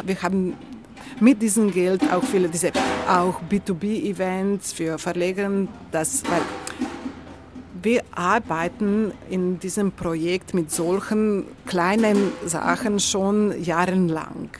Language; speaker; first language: German; non-native, learner; Slovenian